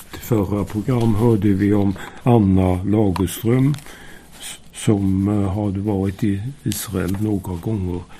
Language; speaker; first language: Swedish; native; Swedish